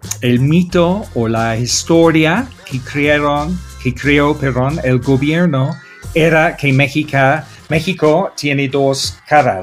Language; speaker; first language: Spanish; non-native, learner; English